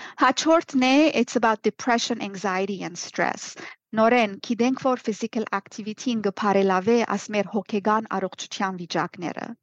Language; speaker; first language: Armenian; early bilingual, heritage; Armenian